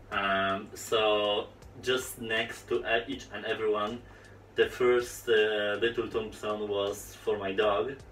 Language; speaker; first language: English; non-native, fluent; Polish